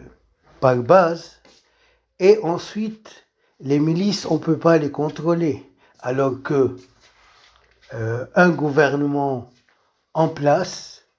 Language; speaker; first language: French; non-native, local second language; Arabic